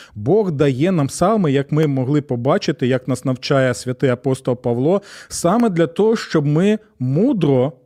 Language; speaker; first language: Ukrainian; native; Ukrainian